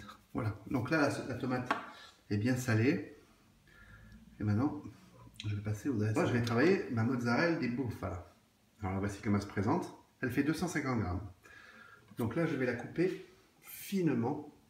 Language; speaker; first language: French; native; French